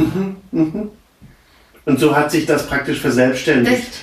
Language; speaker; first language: German; native; German